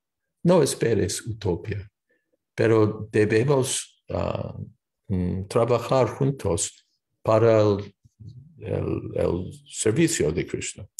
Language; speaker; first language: Spanish; non-native, fluent; English